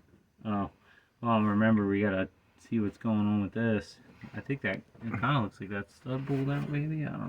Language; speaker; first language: English; native; English